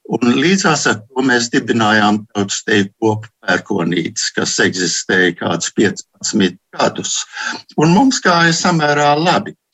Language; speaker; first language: Latvian; early bilingual, heritage; Latvian